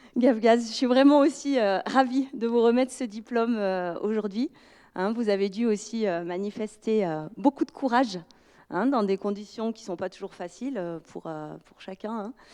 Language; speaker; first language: French; native; French